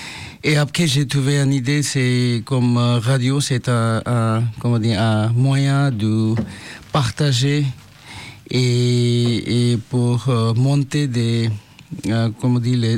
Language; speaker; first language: French; non-native, learner; Bangla